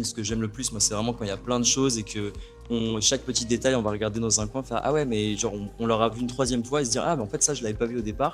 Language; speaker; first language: French; native; French